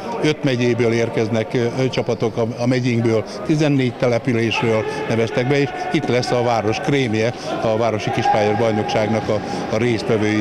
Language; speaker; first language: Hungarian; native; Hungarian